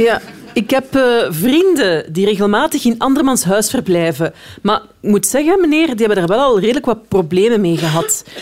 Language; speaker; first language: Dutch; native; Dutch